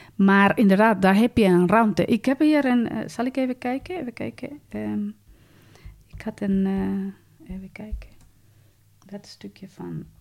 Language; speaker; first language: Dutch; non-native, fluent; Spanish